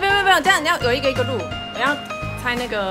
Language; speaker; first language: Chinese; native; Chinese